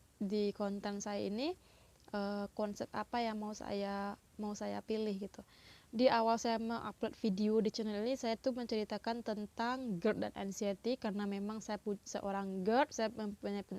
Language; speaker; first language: Indonesian; non-native, local second language; Minangkabau